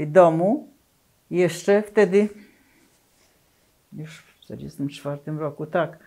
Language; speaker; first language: Polish; native; Polish